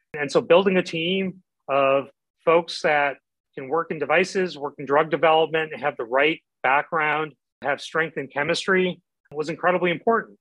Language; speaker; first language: English; native; English